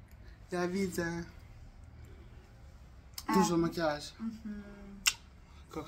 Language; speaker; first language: Polish; non-native, learner; English